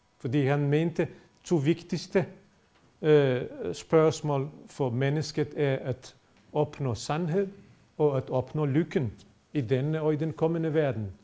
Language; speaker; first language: Danish; non-native, fluent; Bosnian